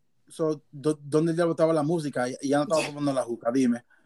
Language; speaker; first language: Spanish; early bilingual, other home language; English